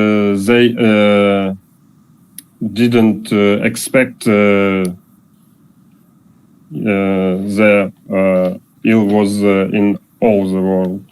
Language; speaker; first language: English; non-native, learner; Russian